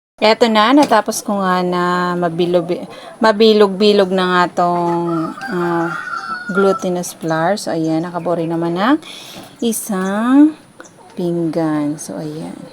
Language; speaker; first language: Filipino; non-native, local second language; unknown